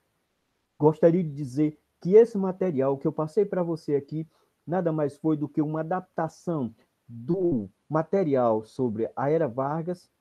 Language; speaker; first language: Portuguese; native; Portuguese